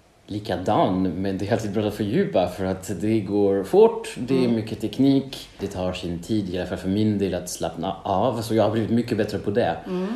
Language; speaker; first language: Swedish; non-native, fluent; French